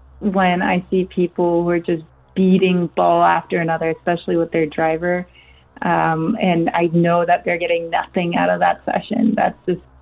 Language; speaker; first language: English; non-native, fluent; Korean